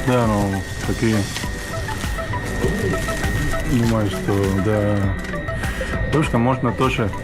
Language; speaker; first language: Russian; non-native, learner; Spanish